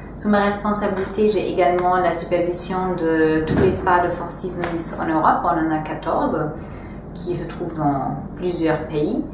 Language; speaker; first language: French; non-native, fluent; German